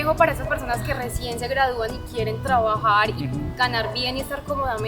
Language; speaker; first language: Spanish; native; Spanish